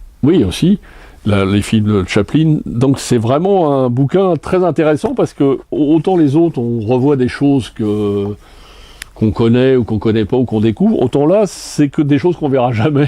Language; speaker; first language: French; native; French